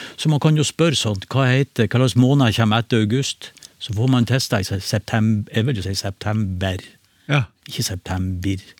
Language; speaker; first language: Norwegian; native; Norwegian